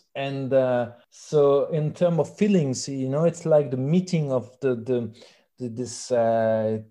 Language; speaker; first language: English; non-native, fluent; French